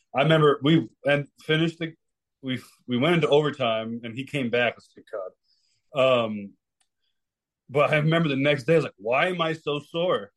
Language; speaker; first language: English; early bilingual, other home language; Spanish